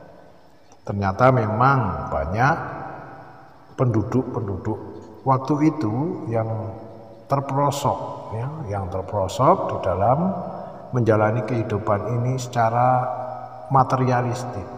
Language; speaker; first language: Indonesian; native; Indonesian